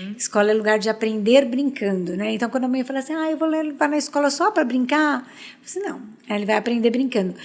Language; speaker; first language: Portuguese; early bilingual, other home language; Spanish